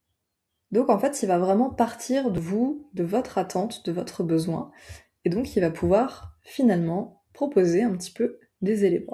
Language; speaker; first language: French; native; French